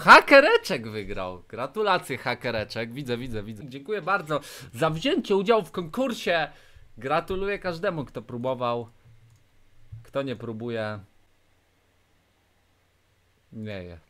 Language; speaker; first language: Polish; native; Polish